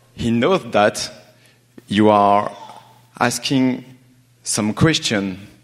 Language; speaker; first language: English; non-native, learner; French